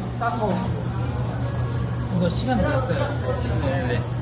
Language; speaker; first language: Korean; non-native, learner; Turkish